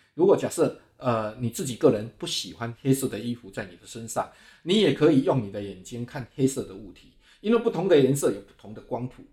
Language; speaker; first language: Chinese; native; Chinese